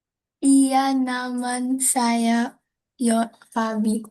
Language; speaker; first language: Indonesian; non-native, learner; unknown